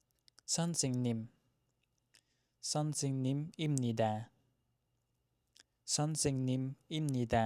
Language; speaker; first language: Korean; non-native, fluent; Khmer